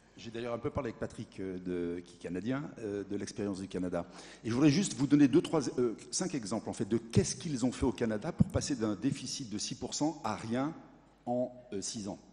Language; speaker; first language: French; native; French